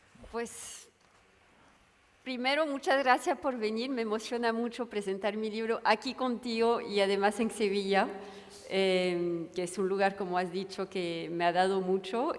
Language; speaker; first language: Spanish; non-native, fluent; French